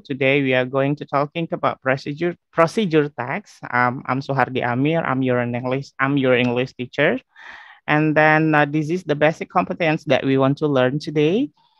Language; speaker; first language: English; non-native, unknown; Indonesian